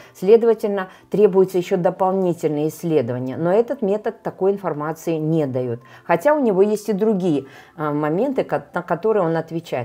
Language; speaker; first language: Russian; native; Russian